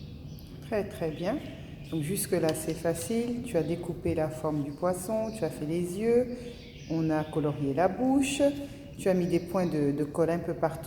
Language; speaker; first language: French; native; French